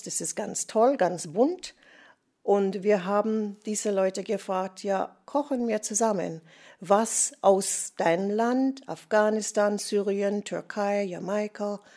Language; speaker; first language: German; non-native, fluent; English